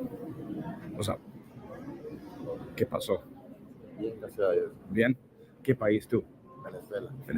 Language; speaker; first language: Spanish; non-native, learner; English